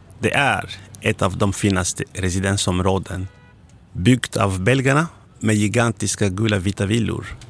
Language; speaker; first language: Swedish; non-native, fluent; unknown